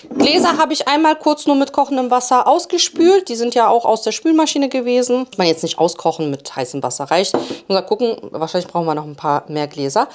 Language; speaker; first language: German; early bilingual, other home language; Polish